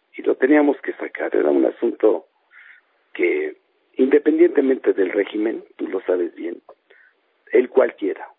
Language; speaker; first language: Spanish; native; Spanish